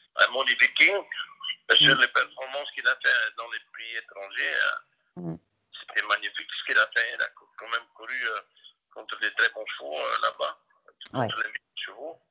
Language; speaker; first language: French; non-native, local second language; Dutch